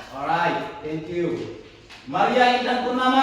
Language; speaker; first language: English; non-native, learner; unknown